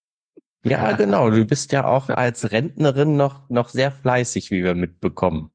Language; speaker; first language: German; native; German